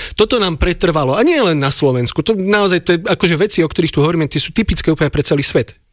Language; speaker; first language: Slovak; native; Slovak